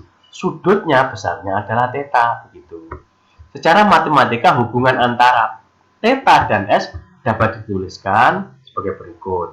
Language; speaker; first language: Indonesian; native; Indonesian